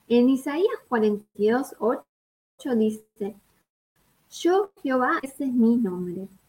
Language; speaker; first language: Spanish; native; Spanish